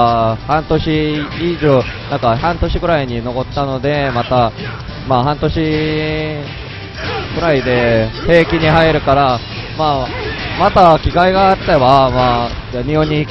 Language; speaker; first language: Japanese; non-native, fluent; Korean